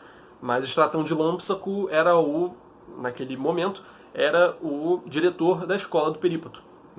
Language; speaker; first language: Portuguese; native; Portuguese